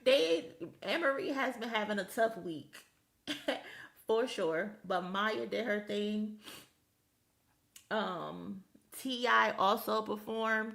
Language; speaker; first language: English; native; English